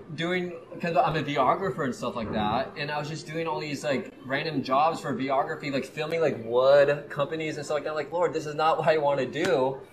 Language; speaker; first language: English; native; English